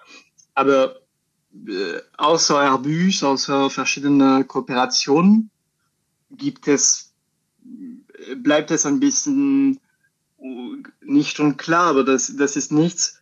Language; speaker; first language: German; non-native, learner; French